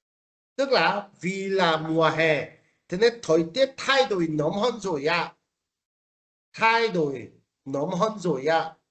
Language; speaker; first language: Vietnamese; non-native, fluent; Korean